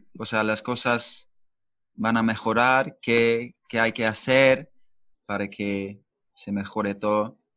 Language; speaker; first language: Spanish; non-native, learner; English